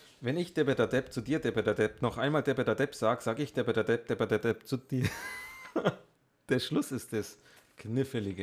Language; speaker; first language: German; native; German